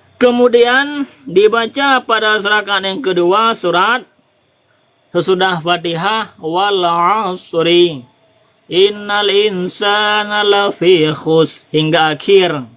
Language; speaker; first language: Malay; non-native, local second language; Achinese